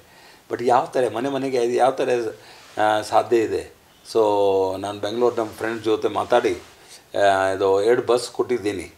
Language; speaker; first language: Kannada; non-native, learner; Hindi